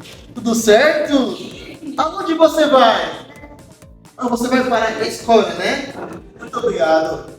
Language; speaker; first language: Portuguese; non-native, local second language; Haitian Creole